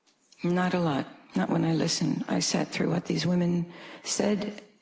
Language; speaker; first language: English; native; English